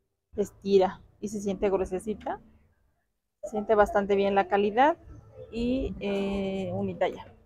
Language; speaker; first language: Spanish; native; Spanish